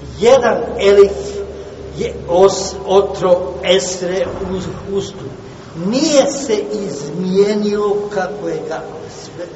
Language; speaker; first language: Bosnian; native; Bosnian